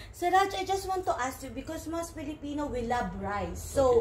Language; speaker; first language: English; non-native, local second language; Filipino